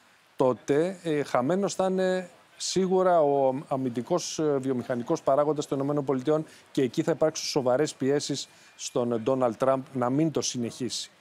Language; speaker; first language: Greek; native; Greek